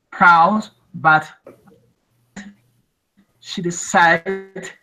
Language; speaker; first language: English; non-native, learner; Spanish